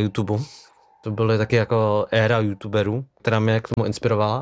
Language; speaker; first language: Czech; early bilingual, other home language; Vietnamese